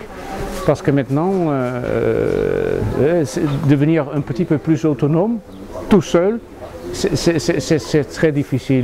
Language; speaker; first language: French; non-native, fluent; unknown